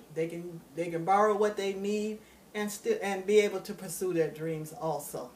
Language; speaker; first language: English; native; English